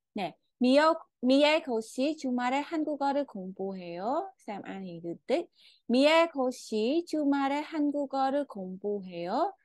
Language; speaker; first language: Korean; non-native, fluent; Khmer